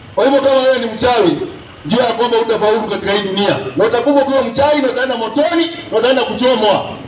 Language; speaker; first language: Swahili; non-native, local second language; Kikuyu